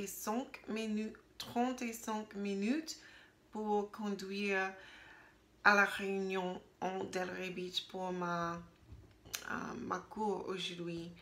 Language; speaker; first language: French; non-native, learner; English